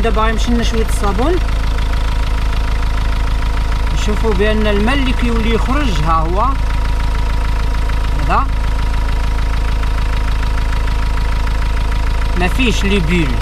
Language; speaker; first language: Arabic; native; Arabic